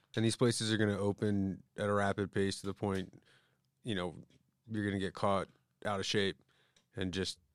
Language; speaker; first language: English; native; English